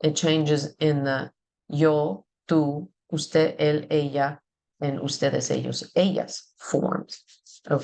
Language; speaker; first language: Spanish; non-native, fluent; English